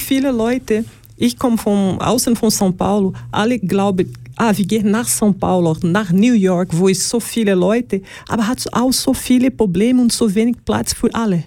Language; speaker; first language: German; non-native, learner; Portuguese